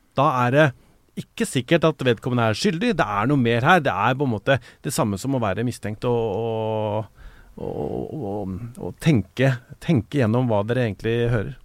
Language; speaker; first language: Norwegian; native; Norwegian